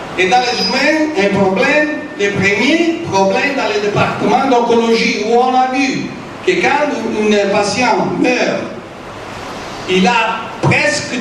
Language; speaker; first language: French; non-native, fluent; Italian